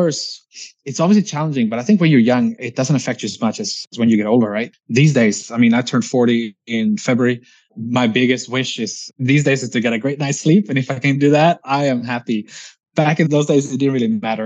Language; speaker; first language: English; non-native, fluent; Swedish